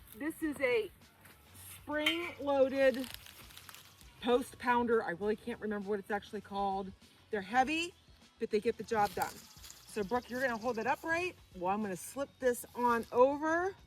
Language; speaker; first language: English; native; English